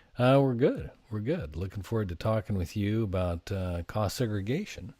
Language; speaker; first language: English; native; English